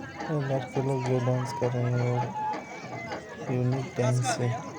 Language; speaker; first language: Hindi; non-native, local second language; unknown